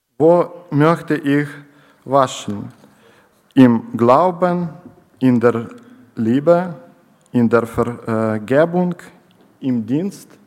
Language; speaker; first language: German; non-native, learner; Ukrainian